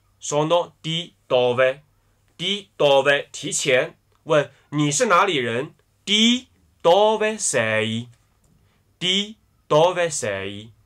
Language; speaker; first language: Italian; non-native, fluent; Chinese